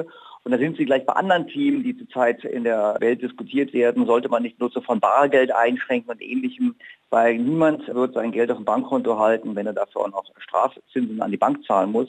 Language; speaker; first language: German; native; German